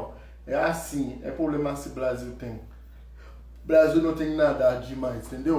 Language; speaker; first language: Portuguese; non-native, learner; Haitian Creole